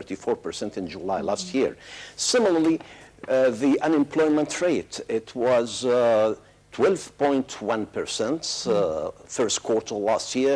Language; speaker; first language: English; non-native, fluent; Arabic